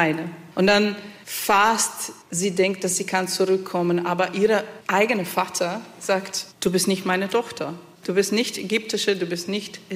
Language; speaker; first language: German; non-native, fluent; Italian